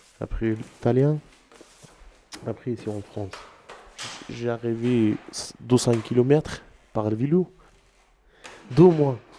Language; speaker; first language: French; non-native, learner; Arabic